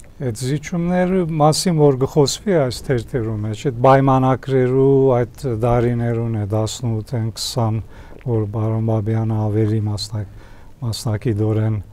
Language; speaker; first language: Armenian; early bilingual, heritage; Armenian